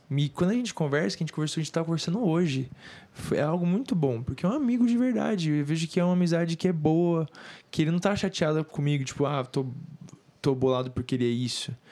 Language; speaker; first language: Portuguese; native; Portuguese